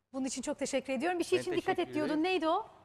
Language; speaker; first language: Turkish; native; Turkish